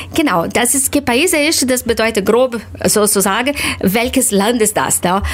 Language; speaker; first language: German; non-native, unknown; Portuguese